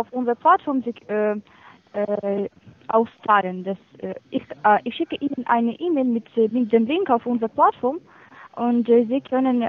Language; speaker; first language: German; non-native, fluent; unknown